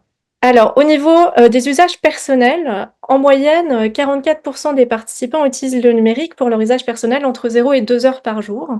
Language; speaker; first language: French; native; French